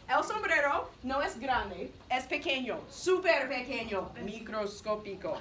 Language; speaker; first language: Spanish; non-native, fluent; English